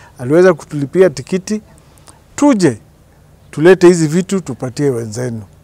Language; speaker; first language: Swahili; non-native, local second language; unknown